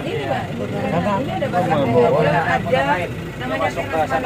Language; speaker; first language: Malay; non-native, local second language; Javanese